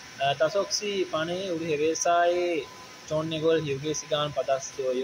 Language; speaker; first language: Korean; non-native, learner; Sinhala